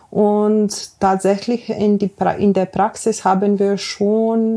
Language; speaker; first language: German; non-native, fluent; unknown